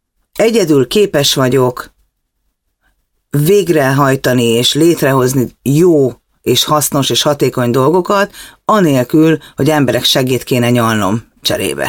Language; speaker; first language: Hungarian; native; Hungarian